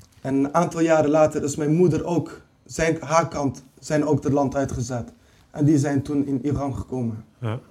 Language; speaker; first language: Dutch; early bilingual, other home language; Kurdish